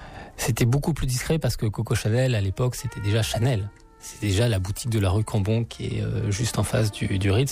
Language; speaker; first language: French; native; French